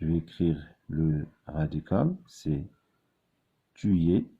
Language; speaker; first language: French; non-native, local second language; Arabic